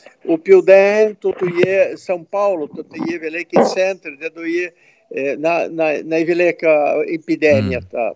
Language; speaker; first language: Ukrainian; early bilingual, heritage; Ukrainian